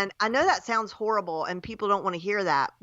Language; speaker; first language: English; native; English